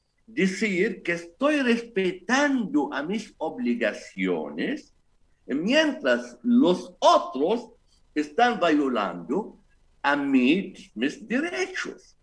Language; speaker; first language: Spanish; non-native, fluent; Arabic